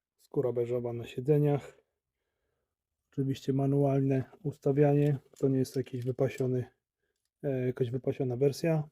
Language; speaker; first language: Polish; native; Polish